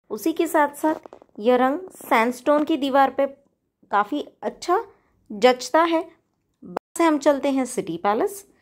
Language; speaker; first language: Hindi; non-native, local second language; Marathi